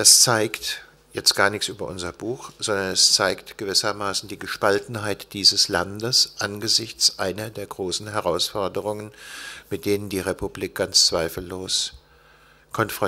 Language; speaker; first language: German; native; German